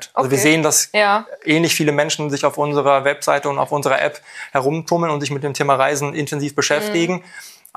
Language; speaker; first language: German; native; German